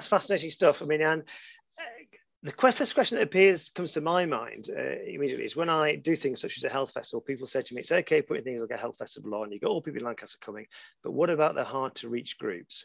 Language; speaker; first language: English; native; English